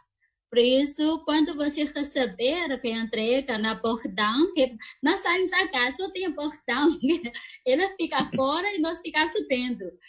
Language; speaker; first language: Portuguese; non-native, fluent; Chinese